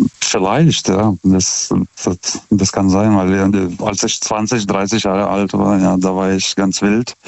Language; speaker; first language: German; non-native, fluent; Lithuanian